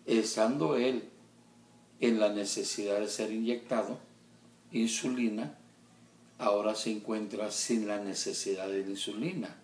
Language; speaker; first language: Spanish; early bilingual, heritage; Spanish